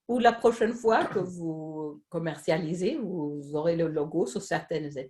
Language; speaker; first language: French; non-native, fluent; Swedish